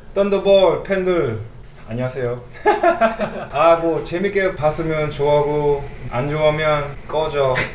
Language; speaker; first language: Korean; non-native, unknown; English